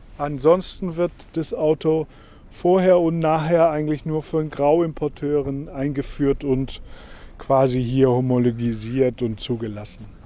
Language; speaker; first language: German; non-native, fluent; Portuguese